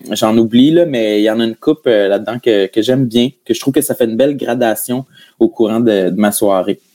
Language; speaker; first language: French; native; French